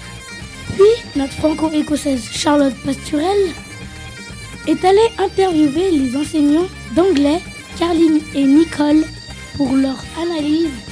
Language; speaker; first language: French; native; French